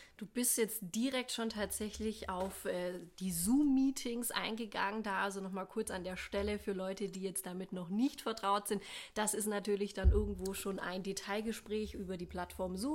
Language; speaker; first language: German; native; German